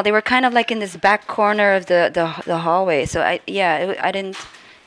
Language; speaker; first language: English; non-native, fluent; Dutch